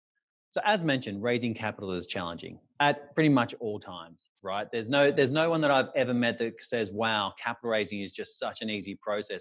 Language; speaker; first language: English; native; English